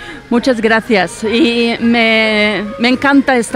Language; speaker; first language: Spanish; non-native, fluent; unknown